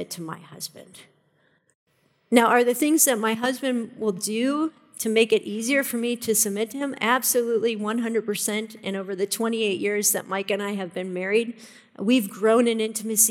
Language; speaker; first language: English; native; English